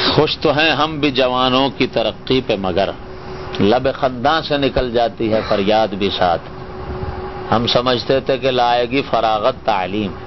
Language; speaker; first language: Urdu; non-native, local second language; Punjabi